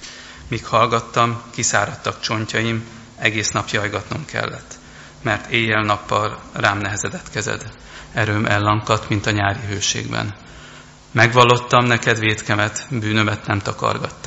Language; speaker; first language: Hungarian; native; Hungarian